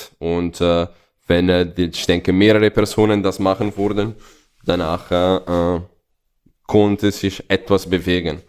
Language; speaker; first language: German; non-native, fluent; Italian